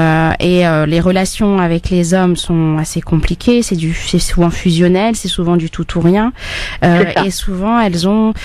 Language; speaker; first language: French; native; French